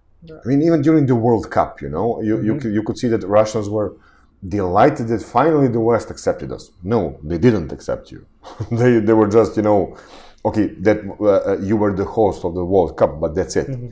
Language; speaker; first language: English; non-native, fluent; Serbian